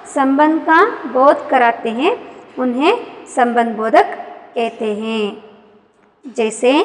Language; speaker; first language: Hindi; non-native, local second language; Kannada